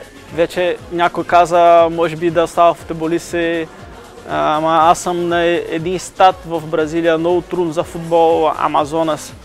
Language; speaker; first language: Bulgarian; non-native, learner; Portuguese